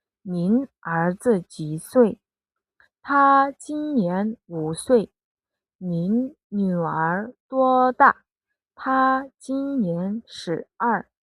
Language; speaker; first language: Chinese; non-native, fluent; Mongolian